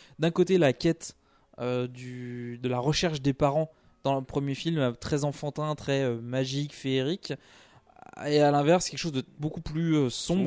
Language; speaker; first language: French; native; French